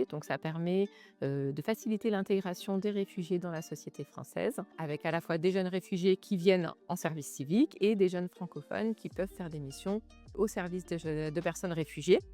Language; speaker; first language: French; native; French